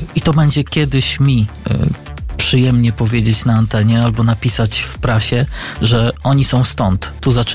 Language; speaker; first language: Polish; native; Polish